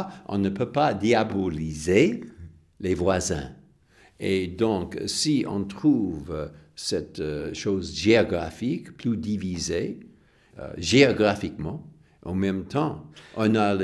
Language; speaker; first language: French; non-native, fluent; English